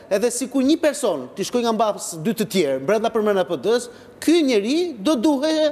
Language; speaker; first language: Albanian; native; Albanian